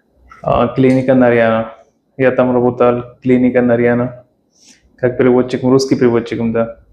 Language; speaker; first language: Russian; non-native, fluent; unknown